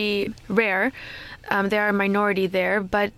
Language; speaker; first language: English; native; English